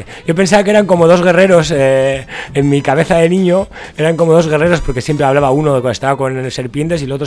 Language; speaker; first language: Spanish; native; Spanish